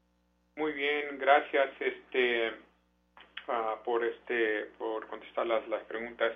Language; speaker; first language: Spanish; early bilingual, heritage; Spanish